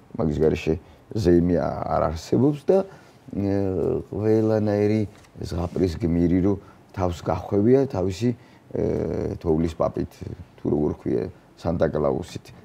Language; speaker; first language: Georgian; native; Georgian